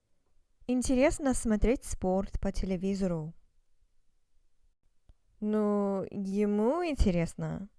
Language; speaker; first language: Russian; non-native, fluent; English